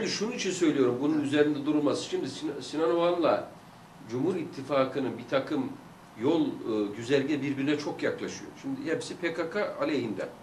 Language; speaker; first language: Turkish; native; Turkish